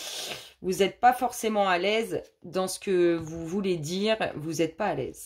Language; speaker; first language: French; native; French